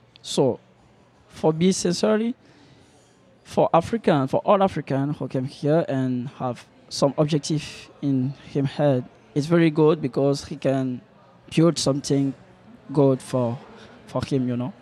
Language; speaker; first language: English; non-native, learner; French